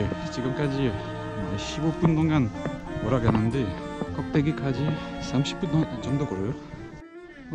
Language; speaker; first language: Korean; non-native, learner; French